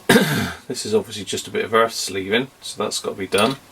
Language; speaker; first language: English; native; English